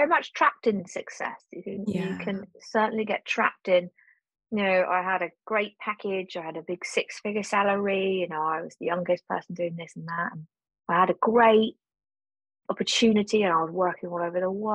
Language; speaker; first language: English; native; English